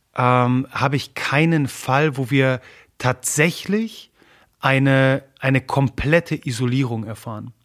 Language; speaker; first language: German; early bilingual, other home language; Polish